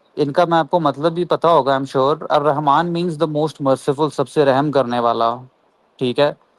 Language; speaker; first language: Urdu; native; Urdu